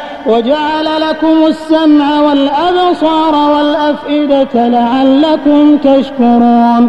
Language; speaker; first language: Arabic; native; Arabic